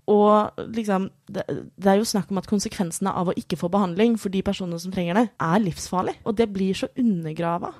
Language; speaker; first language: Norwegian; native; Norwegian